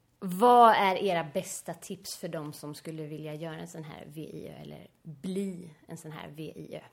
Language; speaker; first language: Swedish; native; Swedish